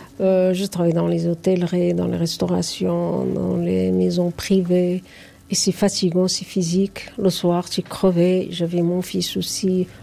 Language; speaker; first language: French; non-native, fluent; Arabic